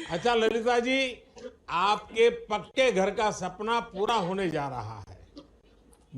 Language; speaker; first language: Hindi; non-native, local second language; Gujarati